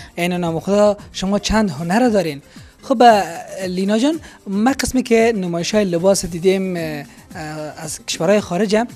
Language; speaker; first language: Persian; native; Persian